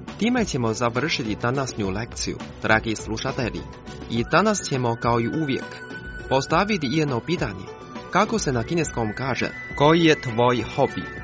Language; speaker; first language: Croatian; non-native, fluent; Chinese